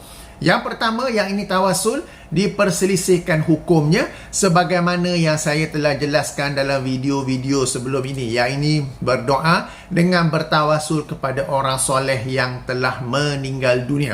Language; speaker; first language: Malay; native; Malay